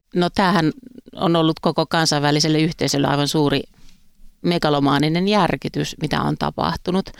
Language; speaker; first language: Finnish; native; Finnish